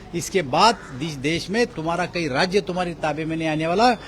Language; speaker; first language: Hindi; non-native, local second language; Marathi